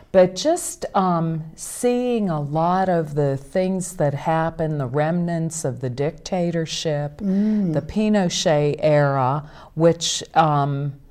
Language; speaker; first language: English; native; English